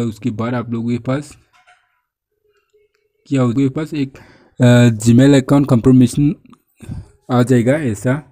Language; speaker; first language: Hindi; non-native, local second language; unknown